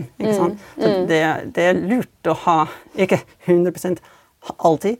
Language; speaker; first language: Norwegian; non-native, fluent; English